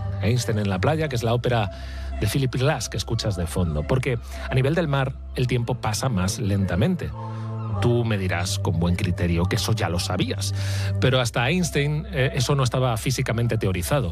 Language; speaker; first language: Spanish; native; Spanish